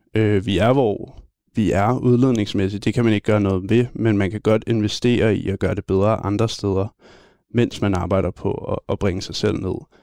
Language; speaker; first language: Danish; native; Danish